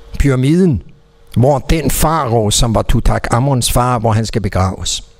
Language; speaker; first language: Danish; native; Danish